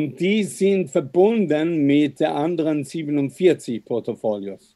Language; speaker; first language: German; non-native, fluent; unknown